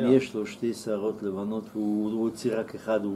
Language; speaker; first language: Hebrew; non-native, fluent; Russian